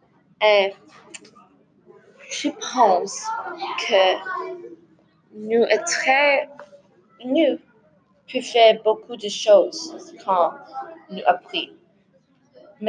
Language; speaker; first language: French; non-native, learner; English